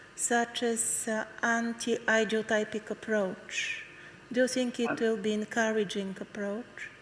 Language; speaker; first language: English; non-native, fluent; Bulgarian